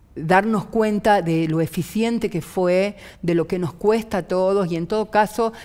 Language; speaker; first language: Spanish; native; Spanish